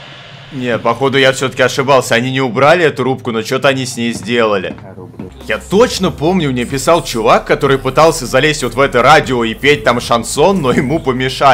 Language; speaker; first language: Russian; native; Russian